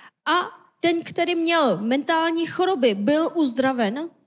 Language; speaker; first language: Czech; non-native, fluent; Korean